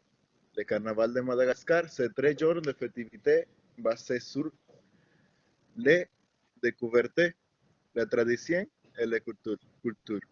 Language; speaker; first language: French; non-native, learner; Spanish